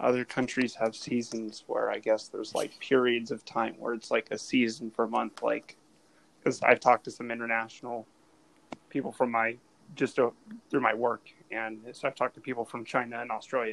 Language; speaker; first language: English; native; English